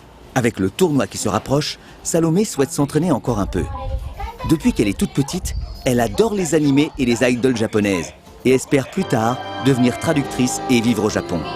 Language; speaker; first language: French; native; French